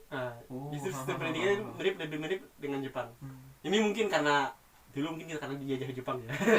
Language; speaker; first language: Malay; non-native, local second language; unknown